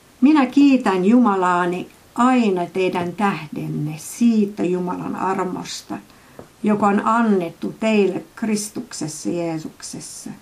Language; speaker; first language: Finnish; non-native, fluent; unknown